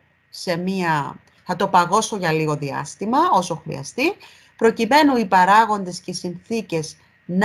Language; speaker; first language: Greek; native; Greek